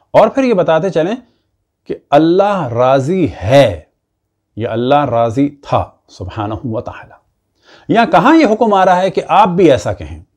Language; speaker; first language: Urdu; native; Urdu